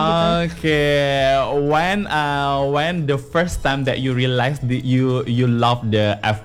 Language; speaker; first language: English; non-native, fluent; Indonesian